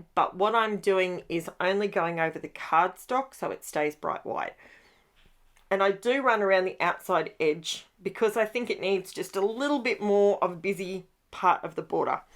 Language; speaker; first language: English; native; English